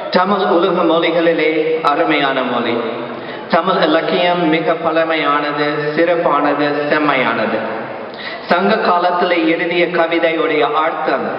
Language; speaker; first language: Tamil; non-native, fluent; English